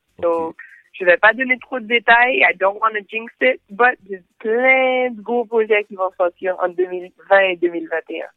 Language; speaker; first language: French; non-native, fluent; English